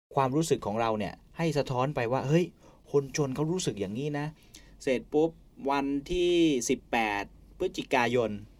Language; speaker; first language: Thai; native; Thai